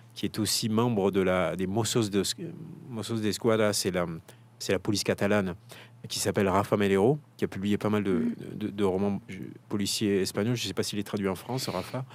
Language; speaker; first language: French; native; French